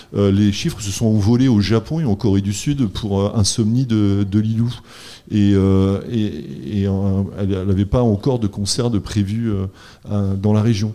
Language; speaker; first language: French; native; French